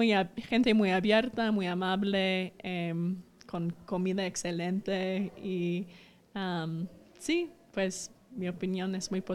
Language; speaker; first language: Spanish; non-native, fluent; English